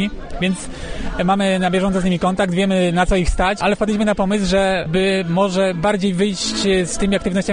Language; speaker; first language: Polish; native; Polish